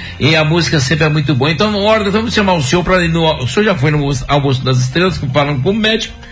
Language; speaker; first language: Portuguese; native; Portuguese